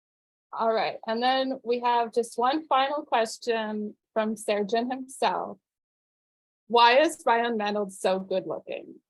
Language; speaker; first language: English; native; English